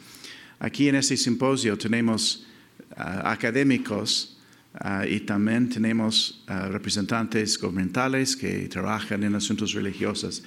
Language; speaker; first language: Spanish; non-native, fluent; English